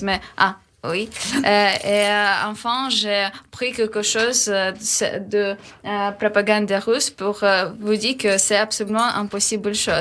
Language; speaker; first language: French; non-native, learner; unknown